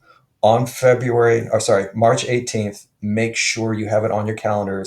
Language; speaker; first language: English; native; English